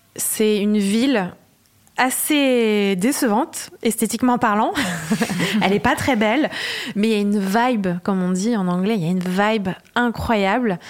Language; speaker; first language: French; native; French